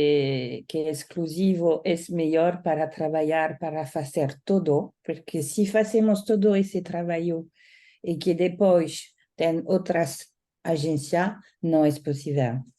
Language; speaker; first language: Portuguese; non-native, learner; Italian